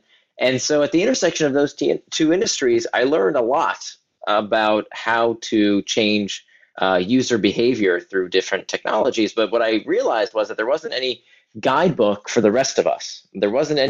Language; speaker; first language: English; native; English